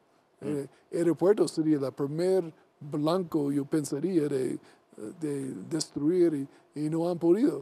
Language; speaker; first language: Spanish; non-native, learner; English